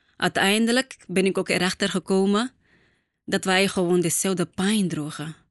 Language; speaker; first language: Dutch; non-native, fluent; Portuguese